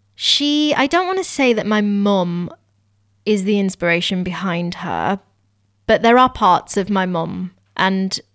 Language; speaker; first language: English; native; English